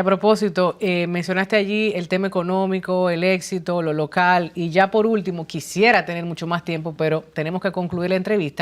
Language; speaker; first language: Spanish; native; Spanish